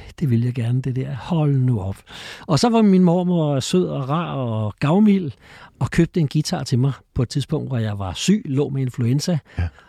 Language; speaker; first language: Danish; native; Danish